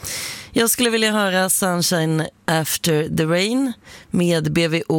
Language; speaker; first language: Swedish; native; Swedish